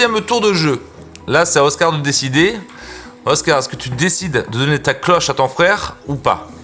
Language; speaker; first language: French; native; French